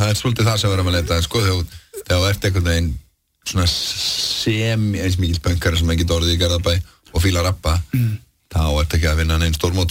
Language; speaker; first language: Icelandic; native; Icelandic